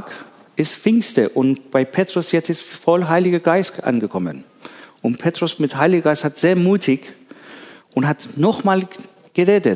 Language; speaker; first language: German; non-native, learner; Persian